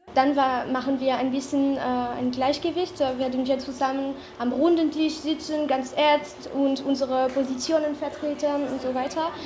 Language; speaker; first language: German; non-native, fluent; French